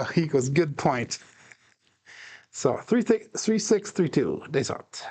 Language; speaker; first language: English; native; English